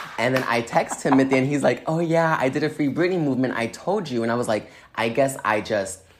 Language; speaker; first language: English; native; English